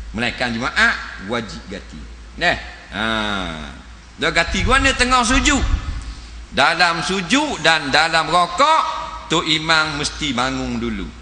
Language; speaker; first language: Malay; native; Malay